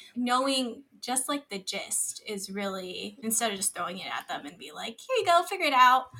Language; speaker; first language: English; early bilingual, other home language; Filipino